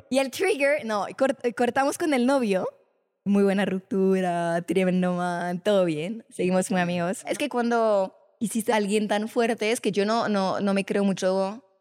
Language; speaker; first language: Spanish; non-native, fluent; French